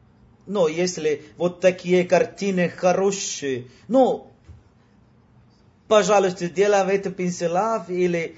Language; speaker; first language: Russian; non-native, learner; Spanish